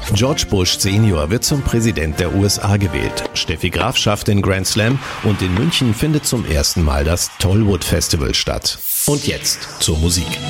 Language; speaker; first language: German; native; German